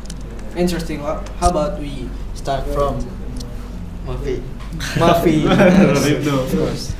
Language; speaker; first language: English; non-native, learner; Indonesian